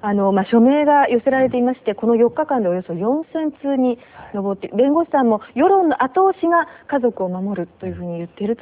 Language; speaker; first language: Japanese; native; Japanese